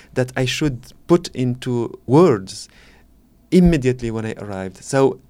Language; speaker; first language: English; non-native, fluent; Arabic